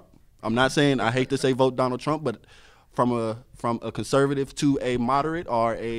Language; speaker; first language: English; native; English